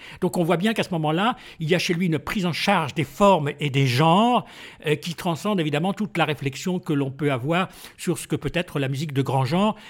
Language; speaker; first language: French; native; French